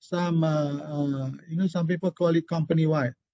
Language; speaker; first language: English; non-native, local second language; Malay